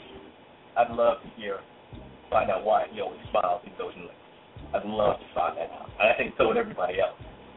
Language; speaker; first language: English; native; English